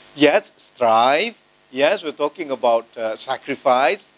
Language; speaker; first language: English; non-native, local second language; Malay